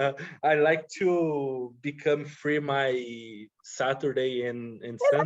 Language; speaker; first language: English; non-native, learner; Portuguese